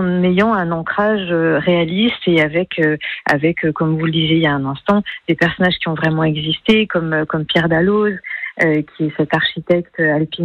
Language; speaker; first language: French; native; French